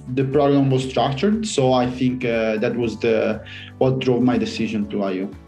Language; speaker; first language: English; non-native, fluent; Italian